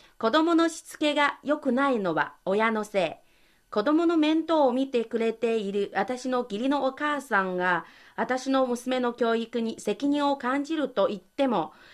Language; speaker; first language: Japanese; non-native, fluent; Chinese